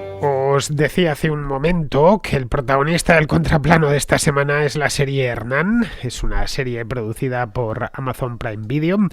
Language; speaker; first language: Spanish; native; Spanish